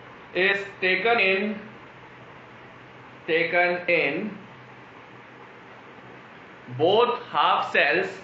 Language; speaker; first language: English; non-native, local second language; Hindi